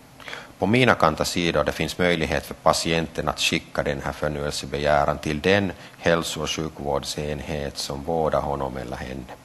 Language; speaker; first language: Swedish; non-native, local second language; Finnish